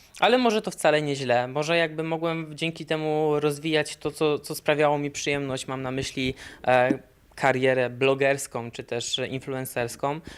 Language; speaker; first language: Polish; native; Polish